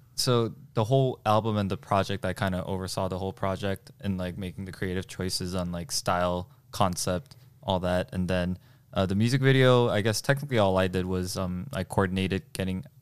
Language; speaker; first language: English; early bilingual, other home language; Korean